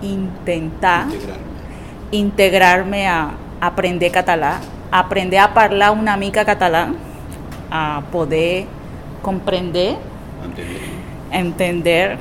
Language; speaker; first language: Catalan; non-native, learner; Spanish